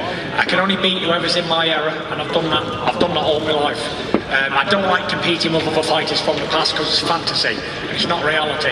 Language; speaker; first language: English; native; English